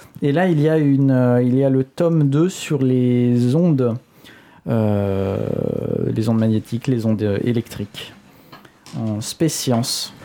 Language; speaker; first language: French; native; French